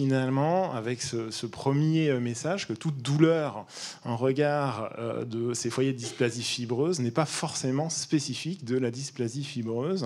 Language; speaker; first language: French; native; French